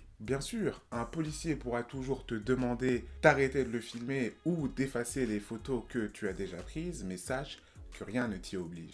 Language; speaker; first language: French; native; French